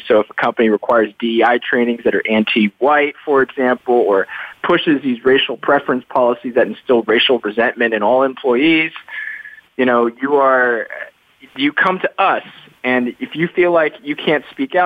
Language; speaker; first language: English; native; English